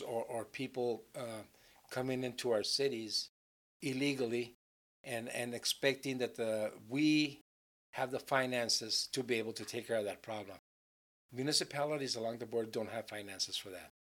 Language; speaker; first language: English; native; English